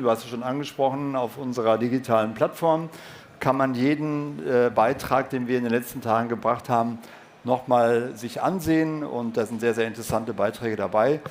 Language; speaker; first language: German; native; German